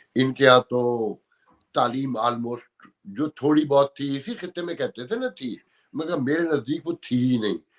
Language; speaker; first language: Urdu; native; Urdu